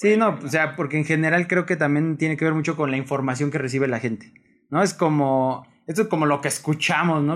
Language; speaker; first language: Spanish; native; Spanish